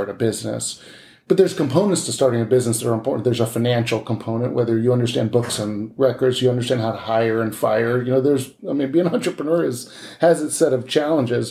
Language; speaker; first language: English; native; English